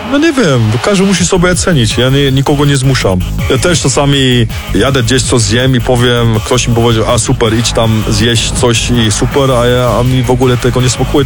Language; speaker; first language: Polish; early bilingual, heritage; Polish